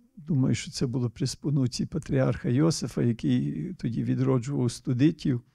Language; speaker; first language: Ukrainian; early bilingual, heritage; Ukrainian